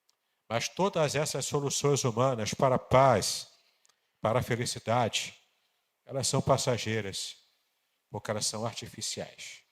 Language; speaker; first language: Portuguese; native; Portuguese